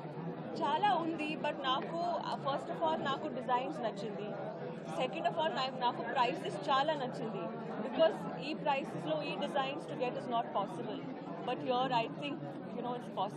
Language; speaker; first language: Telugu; non-native, local second language; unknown